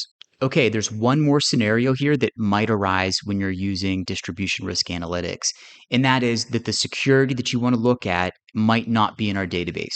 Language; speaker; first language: English; native; English